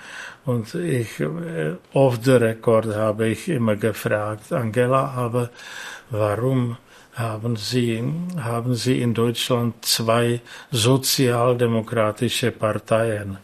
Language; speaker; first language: German; non-native, fluent; Czech